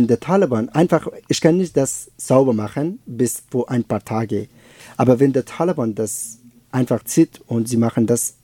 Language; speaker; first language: German; non-native, learner; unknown